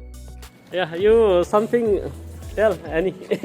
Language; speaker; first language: English; non-native, learner; Nepali